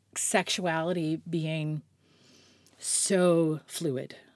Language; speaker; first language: English; native; English